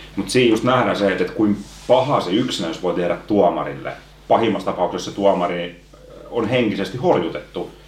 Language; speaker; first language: Finnish; native; Finnish